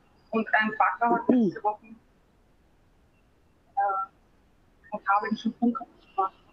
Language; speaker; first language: German; native; German